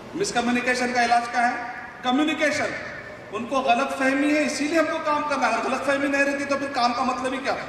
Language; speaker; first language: Urdu; native; Urdu